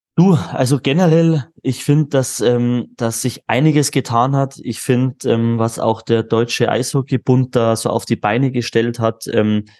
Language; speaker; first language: German; native; German